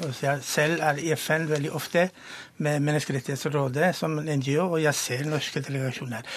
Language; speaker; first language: Norwegian; non-native, fluent; Persian